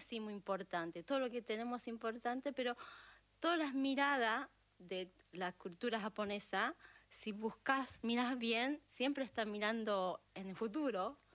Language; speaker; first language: Spanish; non-native, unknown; Japanese